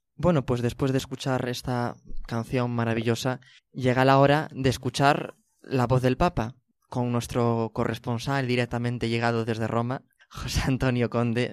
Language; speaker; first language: Spanish; native; Spanish